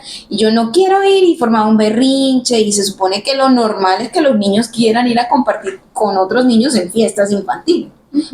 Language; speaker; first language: Spanish; native; Spanish